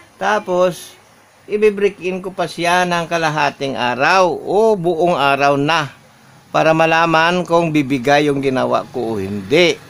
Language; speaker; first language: Filipino; non-native, local second language; Hiligaynon